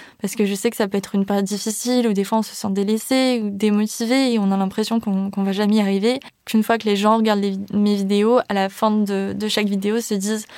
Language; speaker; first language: French; native; French